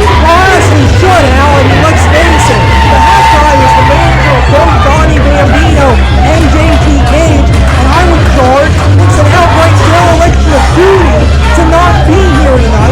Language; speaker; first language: English; native; English